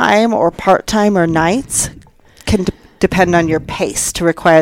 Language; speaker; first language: English; native; English